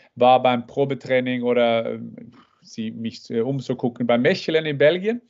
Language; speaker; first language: German; non-native, fluent; Norwegian